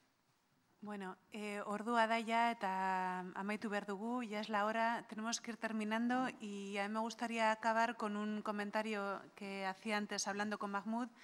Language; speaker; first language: Spanish; native; Spanish